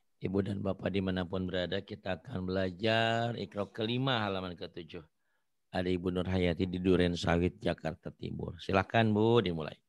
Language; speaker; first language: Indonesian; non-native, local second language; Sundanese